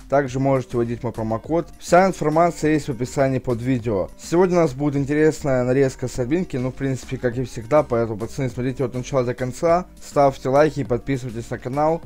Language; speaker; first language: Russian; native; Russian